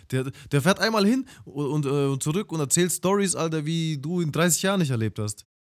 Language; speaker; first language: German; early bilingual, other home language; Russian